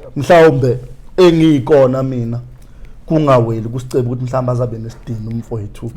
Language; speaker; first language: Zulu; native; Zulu